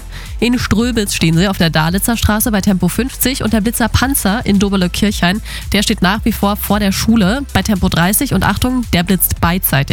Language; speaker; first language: German; native; German